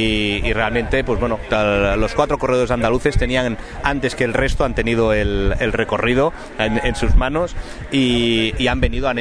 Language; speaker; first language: Spanish; native; Spanish